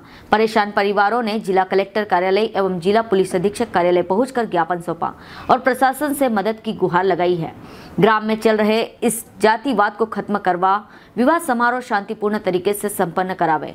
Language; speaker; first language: Hindi; native; Hindi